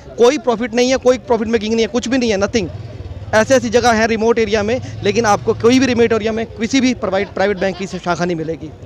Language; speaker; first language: Hindi; native; Hindi